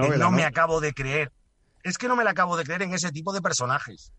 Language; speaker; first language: Spanish; native; Spanish